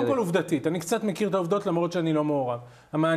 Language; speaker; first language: Hebrew; native; Hebrew